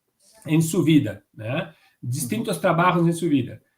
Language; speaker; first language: Spanish; non-native, fluent; Portuguese